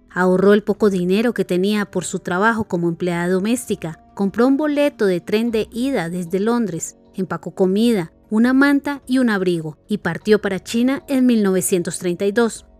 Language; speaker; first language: Spanish; native; Spanish